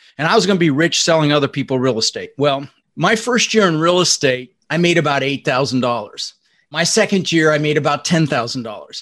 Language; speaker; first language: English; early bilingual, other home language; Dutch